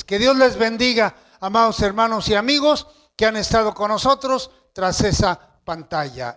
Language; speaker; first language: Spanish; native; Spanish